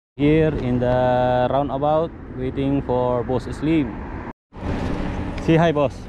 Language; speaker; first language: English; non-native, learner; Filipino